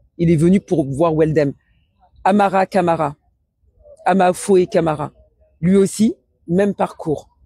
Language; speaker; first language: French; early bilingual, other home language; Wolof